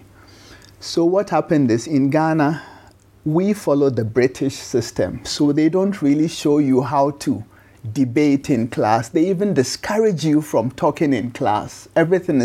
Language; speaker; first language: English; non-native, local second language; Akan